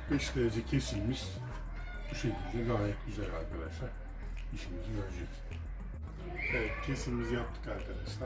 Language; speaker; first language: Turkish; native; Turkish